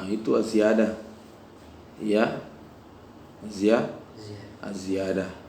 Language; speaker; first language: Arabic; non-native, fluent; Indonesian